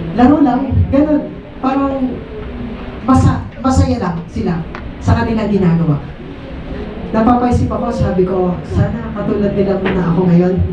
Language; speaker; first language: Filipino; native; Filipino